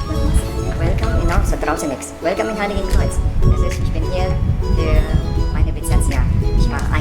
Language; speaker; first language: German; non-native, learner; Filipino